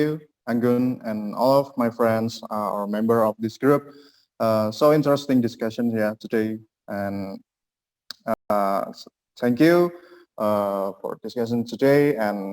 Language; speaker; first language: English; non-native, learner; Indonesian